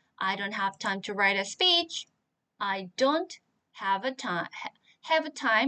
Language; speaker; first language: English; non-native, fluent; Korean